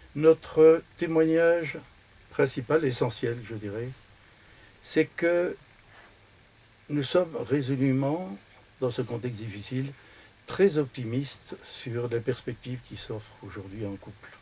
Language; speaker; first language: French; native; French